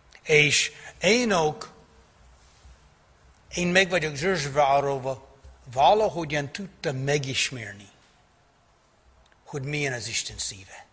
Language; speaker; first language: Hungarian; non-native, fluent; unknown